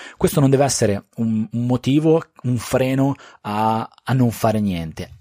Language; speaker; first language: Italian; native; Italian